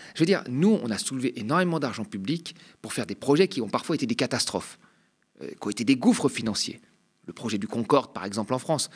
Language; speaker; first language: French; native; French